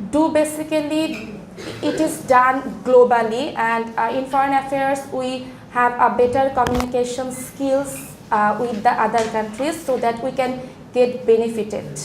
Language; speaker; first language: English; non-native, local second language; Bangla